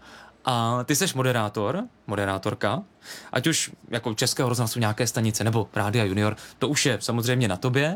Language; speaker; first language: Czech; native; Czech